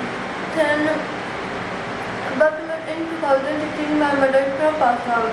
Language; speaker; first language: English; non-native, learner; Punjabi